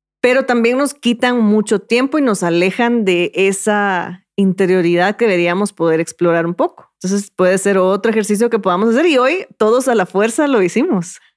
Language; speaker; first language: Spanish; native; Spanish